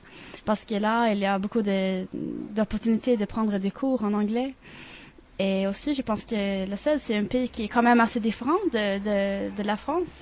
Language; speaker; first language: French; non-native, fluent; Swedish